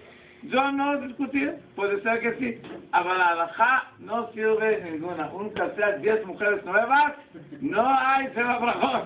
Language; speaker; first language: Spanish; non-native, learner; Hebrew